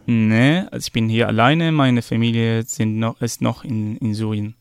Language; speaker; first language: German; non-native, learner; Arabic